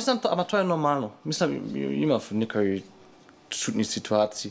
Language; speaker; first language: Macedonian; non-native, learner; German